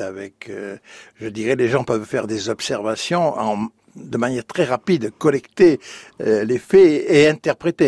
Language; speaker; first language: French; native; French